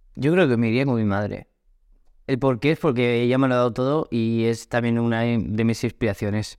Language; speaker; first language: Spanish; early bilingual, other home language; Portuguese